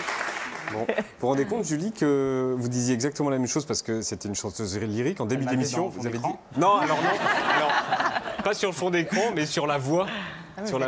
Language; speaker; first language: French; native; French